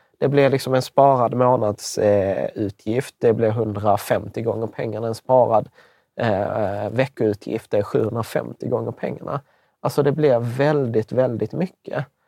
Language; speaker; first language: Swedish; early bilingual, other home language; Czech